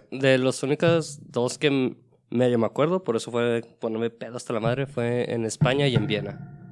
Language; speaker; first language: Spanish; native; Spanish